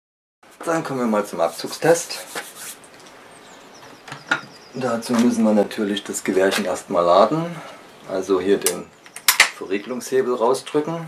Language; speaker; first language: German; native; German